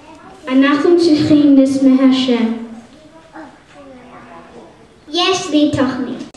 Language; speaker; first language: Hebrew; non-native, learner; English